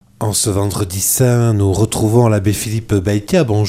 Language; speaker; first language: French; native; French